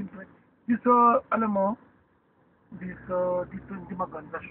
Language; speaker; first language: Filipino; non-native, learner; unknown